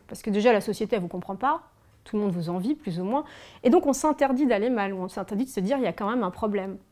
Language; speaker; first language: French; native; French